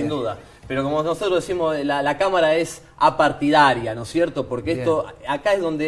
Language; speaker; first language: Spanish; native; Spanish